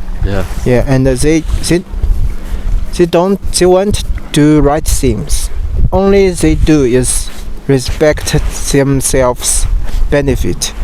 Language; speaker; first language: English; non-native, learner; Chinese